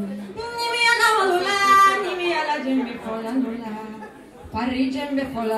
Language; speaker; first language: Russian; native; Russian